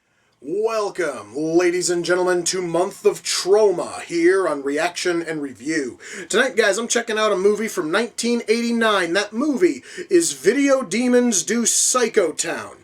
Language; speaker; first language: English; native; English